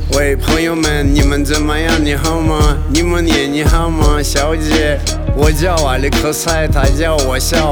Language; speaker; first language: Chinese; non-native, learner; Russian